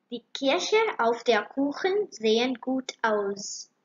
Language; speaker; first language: German; non-native, learner; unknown